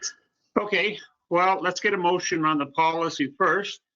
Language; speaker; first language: English; native; English